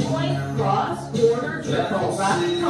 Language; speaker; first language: English; native; English